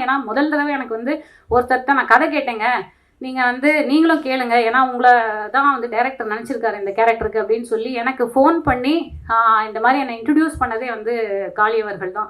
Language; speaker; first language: Tamil; native; Tamil